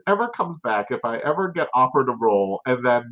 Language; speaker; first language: English; native; English